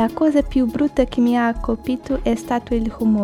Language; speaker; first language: Italian; non-native, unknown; Portuguese